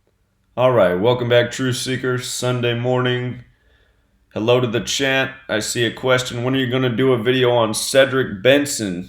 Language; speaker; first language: English; native; English